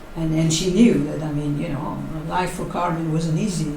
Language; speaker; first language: English; non-native, fluent; Catalan